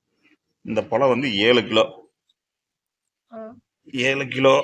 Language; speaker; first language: Tamil; native; Tamil